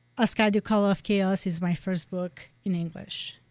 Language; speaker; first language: English; non-native, fluent; French